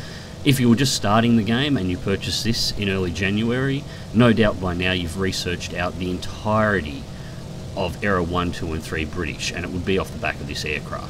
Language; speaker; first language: English; native; English